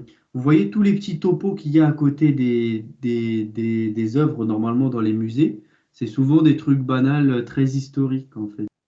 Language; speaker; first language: French; native; French